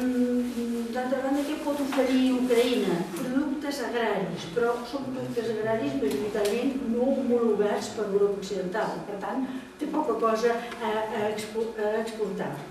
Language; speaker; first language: Catalan; native; Catalan